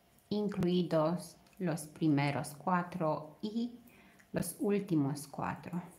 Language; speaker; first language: Spanish; non-native, fluent; Romanian